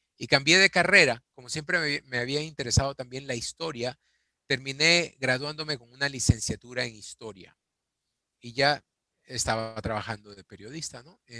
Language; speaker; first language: Spanish; native; Spanish